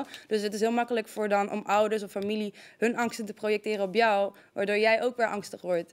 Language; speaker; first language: Dutch; native; Dutch